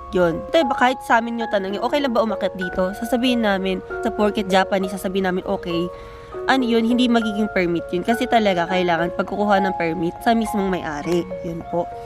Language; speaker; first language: Filipino; early bilingual, heritage; Filipino